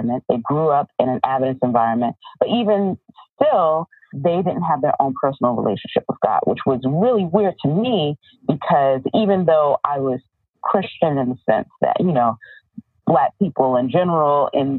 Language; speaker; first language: English; native; English